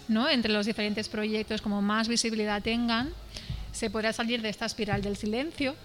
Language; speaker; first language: Spanish; non-native, local second language; Catalan